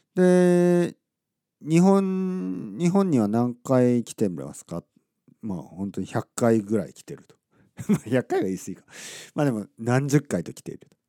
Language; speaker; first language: Japanese; native; Japanese